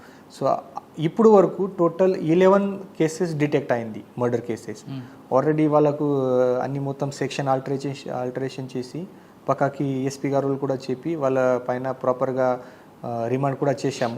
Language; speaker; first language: Telugu; non-native, fluent; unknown